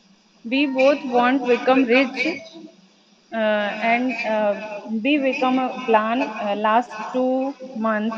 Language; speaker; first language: English; non-native, learner; Hindi